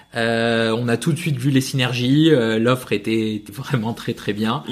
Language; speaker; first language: French; non-native, fluent; Spanish